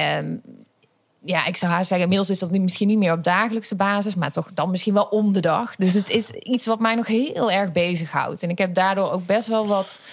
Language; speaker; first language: Dutch; native; Dutch